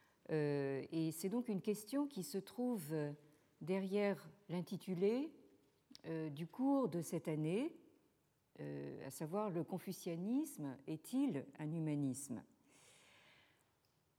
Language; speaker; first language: French; native; French